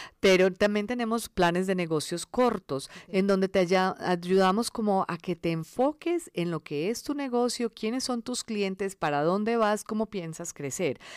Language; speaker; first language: Spanish; early bilingual, other home language; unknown